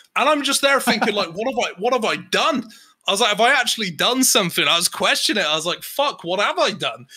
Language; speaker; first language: English; native; English